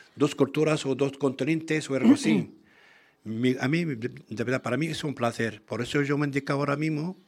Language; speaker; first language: Spanish; non-native, learner; Arabic